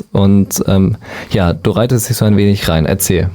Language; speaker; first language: German; native; German